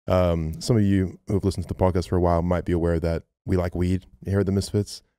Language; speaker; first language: English; native; English